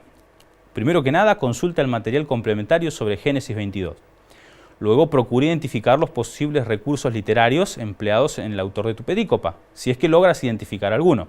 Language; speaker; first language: Spanish; native; Spanish